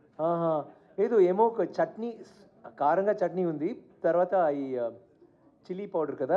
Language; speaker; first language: Telugu; non-native, learner; Tamil